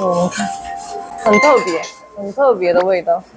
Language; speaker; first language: Chinese; non-native, fluent; Korean